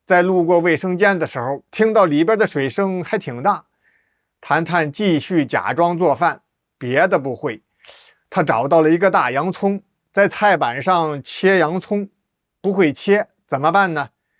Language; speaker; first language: Chinese; native; Chinese